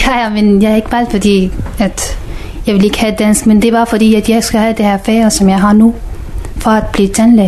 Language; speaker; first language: Danish; non-native, learner; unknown